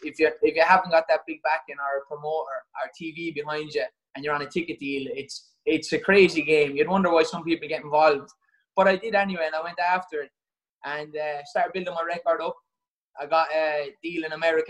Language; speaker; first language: English; native; English